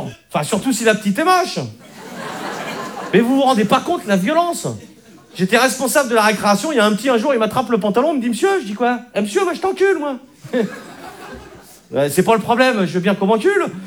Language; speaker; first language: French; native; French